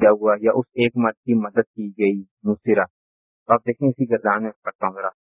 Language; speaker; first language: Urdu; native; Urdu